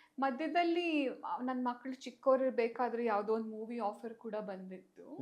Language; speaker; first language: Kannada; native; Kannada